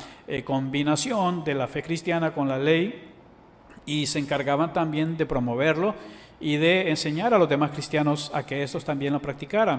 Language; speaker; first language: Spanish; native; Spanish